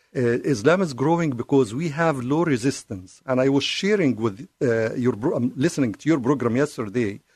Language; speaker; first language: English; non-native, fluent; Arabic